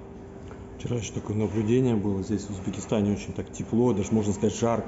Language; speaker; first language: Russian; native; Russian